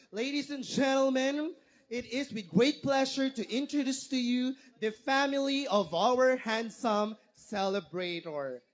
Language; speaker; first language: English; non-native, local second language; Filipino